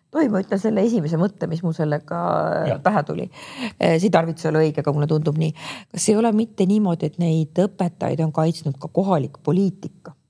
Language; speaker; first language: Estonian; native; Estonian